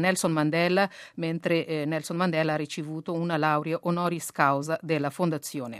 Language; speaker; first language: Italian; non-native, fluent; Kabuverdianu